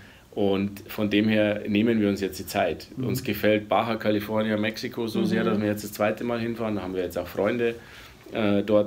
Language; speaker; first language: German; native; German